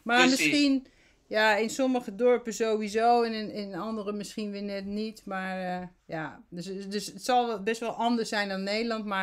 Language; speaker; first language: Dutch; native; Dutch